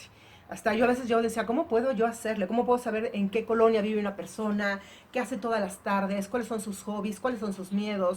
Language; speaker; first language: Spanish; native; Spanish